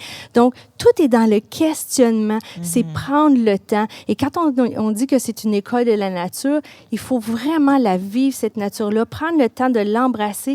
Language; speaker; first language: French; native; French